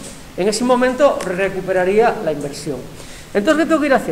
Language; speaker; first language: Spanish; native; Spanish